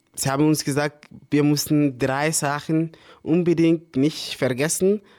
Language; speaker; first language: German; early bilingual, other home language; Arabic